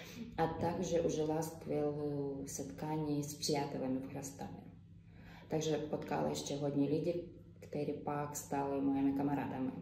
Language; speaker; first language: Czech; non-native, learner; Ukrainian